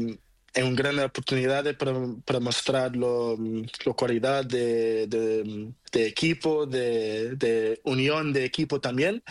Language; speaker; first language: Spanish; non-native, learner; Portuguese